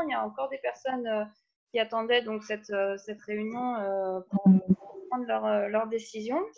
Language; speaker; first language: French; native; French